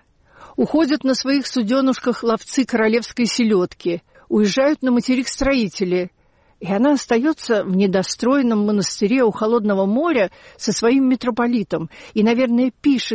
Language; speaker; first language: Russian; native; Russian